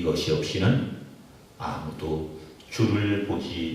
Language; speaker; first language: Korean; native; Korean